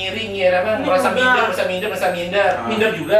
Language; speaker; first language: Indonesian; native; Indonesian